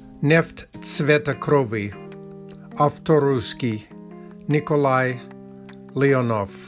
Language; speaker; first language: Russian; non-native, learner; Czech